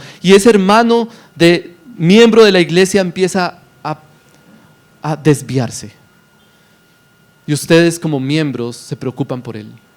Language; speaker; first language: Spanish; native; Spanish